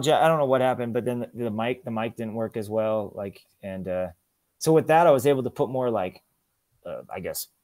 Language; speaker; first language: English; native; English